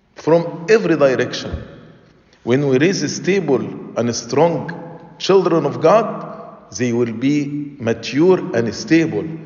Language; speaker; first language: English; non-native, fluent; Arabic